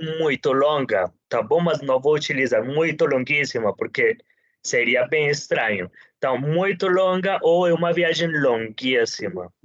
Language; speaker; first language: Portuguese; non-native, fluent; Spanish